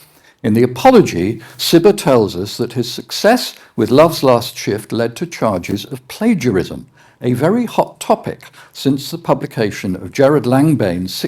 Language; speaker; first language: English; native; English